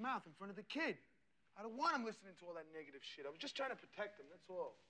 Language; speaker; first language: English; native; English